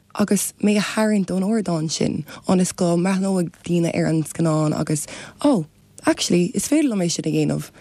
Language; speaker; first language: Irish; non-native, local second language; English